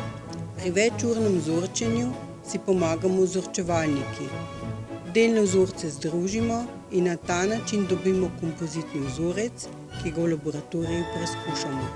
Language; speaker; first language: Slovenian; native; Slovenian